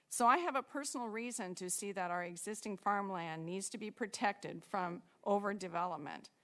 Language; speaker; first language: English; native; English